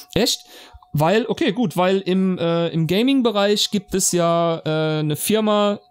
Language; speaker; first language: German; native; German